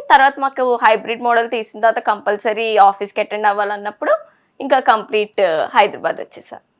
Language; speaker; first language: Telugu; native; Telugu